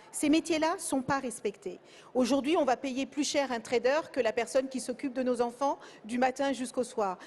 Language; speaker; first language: French; early bilingual, other home language; Kabuverdianu